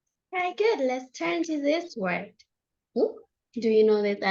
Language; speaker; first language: English; non-native, fluent; Vietnamese